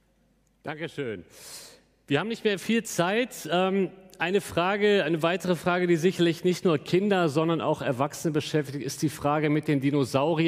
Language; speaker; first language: German; native; German